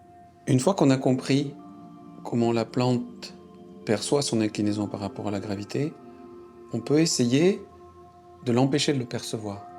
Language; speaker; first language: French; native; French